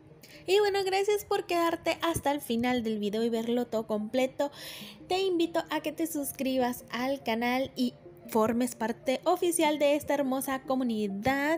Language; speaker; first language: Spanish; native; Spanish